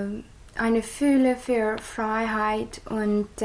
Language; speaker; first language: German; non-native, learner; English